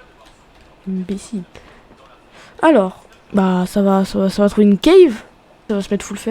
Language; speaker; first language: French; native; French